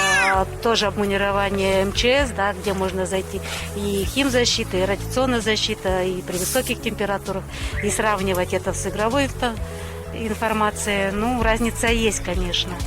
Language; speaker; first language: Russian; native; Russian